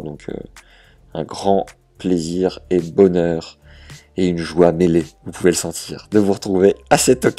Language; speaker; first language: French; native; French